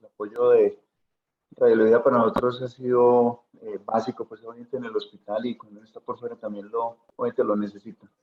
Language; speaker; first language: Spanish; native; Spanish